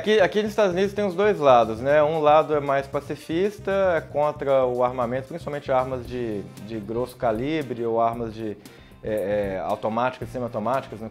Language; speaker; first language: Portuguese; native; Portuguese